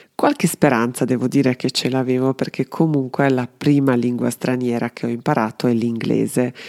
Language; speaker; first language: Italian; non-native, fluent; Serbian